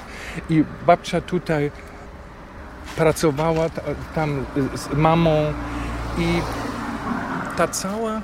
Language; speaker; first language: Polish; non-native, fluent; German